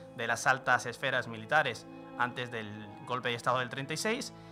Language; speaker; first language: Spanish; native; Spanish